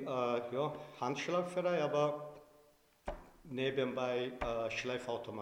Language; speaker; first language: German; non-native, learner; Turkish